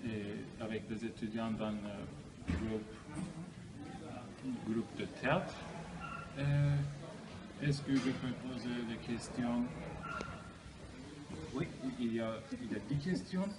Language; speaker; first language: French; non-native, learner; Turkish